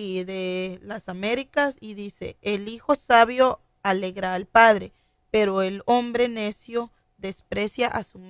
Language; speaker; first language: Spanish; native; Spanish